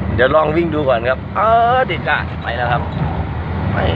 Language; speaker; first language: Thai; non-native, local second language; Northeastern Thai